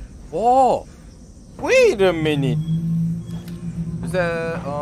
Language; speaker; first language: English; non-native, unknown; Korean